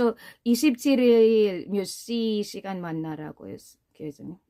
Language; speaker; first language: Korean; non-native, fluent; Filipino